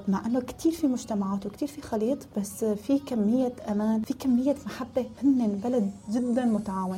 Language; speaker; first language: Arabic; native; Arabic